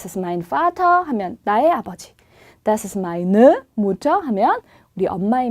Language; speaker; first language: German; non-native, fluent; Korean